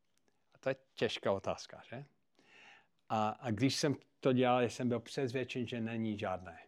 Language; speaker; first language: Czech; non-native, fluent; English